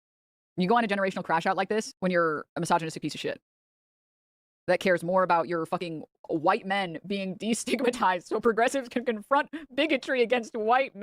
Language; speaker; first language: English; native; English